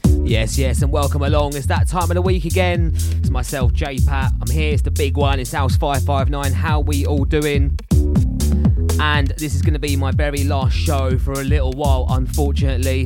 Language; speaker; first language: English; native; English